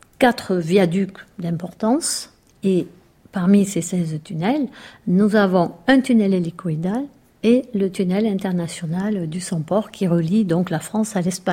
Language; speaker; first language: French; native; French